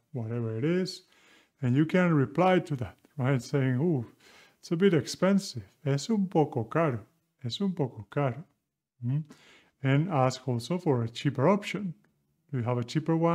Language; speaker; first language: English; non-native, fluent; Spanish